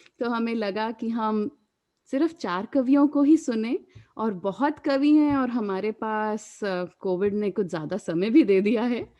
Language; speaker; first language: Hindi; native; Hindi